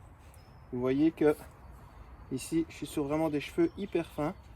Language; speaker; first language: French; native; French